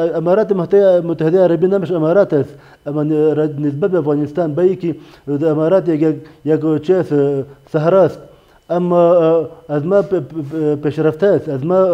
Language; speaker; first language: Persian; non-native, local second language; Pashto